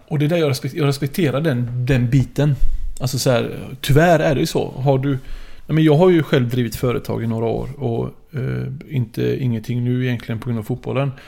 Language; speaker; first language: Swedish; early bilingual, other home language; Arabic